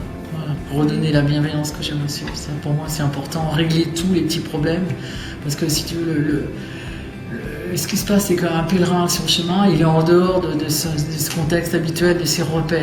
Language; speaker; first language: French; native; French